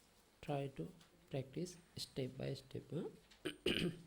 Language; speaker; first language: English; non-native, learner; Sinhala